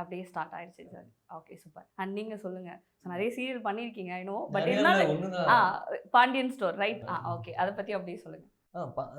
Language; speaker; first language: Tamil; native; Tamil